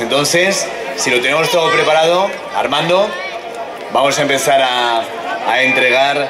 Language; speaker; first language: Spanish; native; Spanish